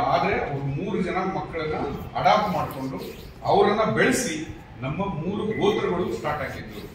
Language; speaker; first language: Kannada; non-native, local second language; Lambadi